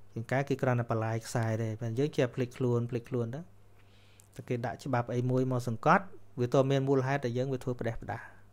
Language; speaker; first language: Khmer; native; Khmer